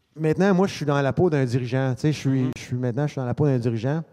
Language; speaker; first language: French; native; French